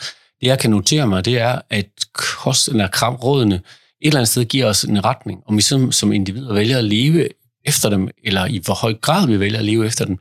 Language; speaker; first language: Danish; native; Danish